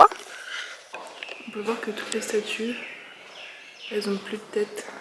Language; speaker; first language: French; native; French